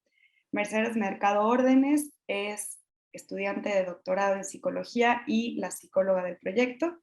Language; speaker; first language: Spanish; native; Spanish